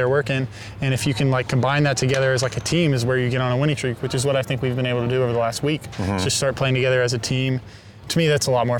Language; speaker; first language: English; native; English